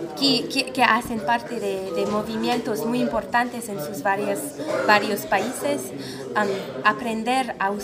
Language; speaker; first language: Spanish; non-native, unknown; English